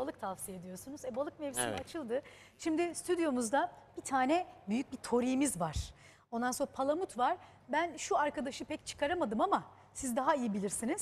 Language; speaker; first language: Turkish; native; Turkish